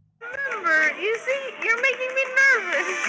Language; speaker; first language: English; non-native, fluent; Turkish